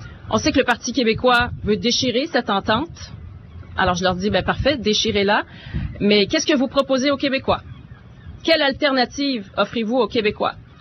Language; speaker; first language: French; native; French